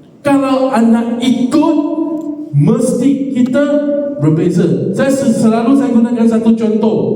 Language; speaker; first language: Malay; non-native, local second language; Chinese